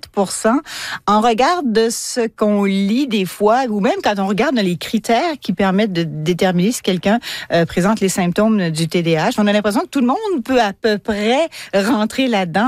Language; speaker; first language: French; native; French